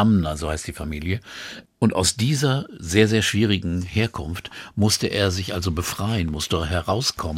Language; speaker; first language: German; native; German